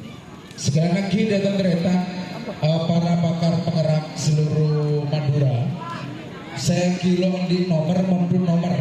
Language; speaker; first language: Indonesian; non-native, local second language; Madurese